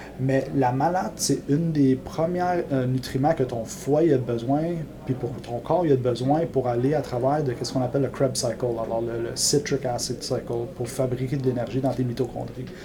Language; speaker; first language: French; non-native, local second language; English